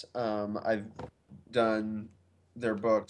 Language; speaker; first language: English; native; English